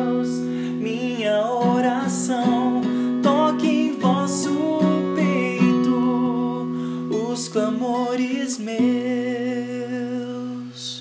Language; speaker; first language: Portuguese; native; Portuguese